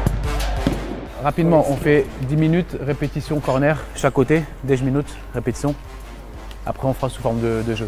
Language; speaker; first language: French; native; French